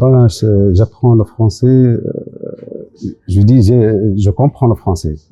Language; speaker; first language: French; non-native, local second language; Arabic